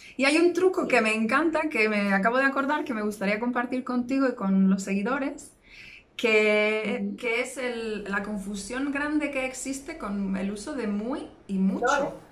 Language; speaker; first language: Spanish; native; Spanish